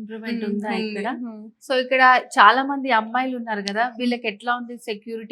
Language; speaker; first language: Telugu; native; Telugu